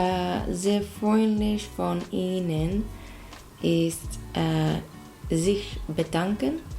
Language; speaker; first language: German; non-native, learner; English